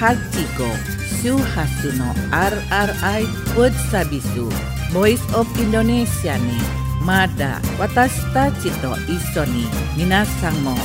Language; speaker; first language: Japanese; non-native, learner; Indonesian